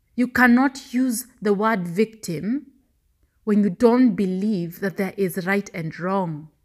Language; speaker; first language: English; non-native, local second language; Swahili